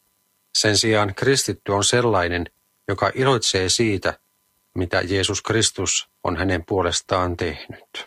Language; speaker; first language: Finnish; native; Finnish